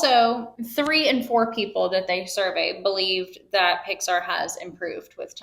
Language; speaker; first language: English; native; English